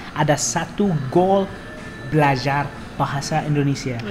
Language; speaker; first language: Indonesian; non-native, learner; Arabic